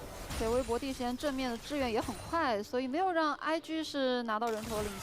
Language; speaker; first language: Chinese; native; Chinese